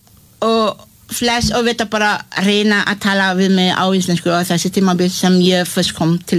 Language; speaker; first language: Icelandic; non-native, learner; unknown